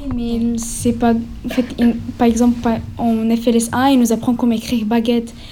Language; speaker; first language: French; non-native, fluent; Spanish